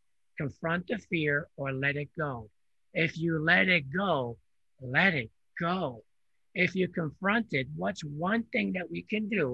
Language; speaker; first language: English; early bilingual, other home language; Italian